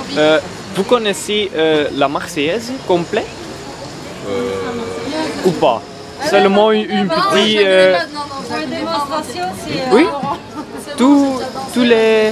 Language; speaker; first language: French; non-native, learner; Dutch